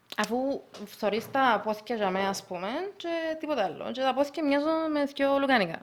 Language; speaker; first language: Greek; early bilingual, other home language; Russian